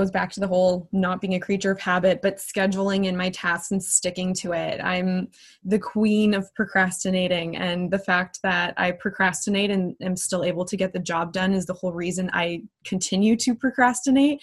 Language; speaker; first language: English; native; English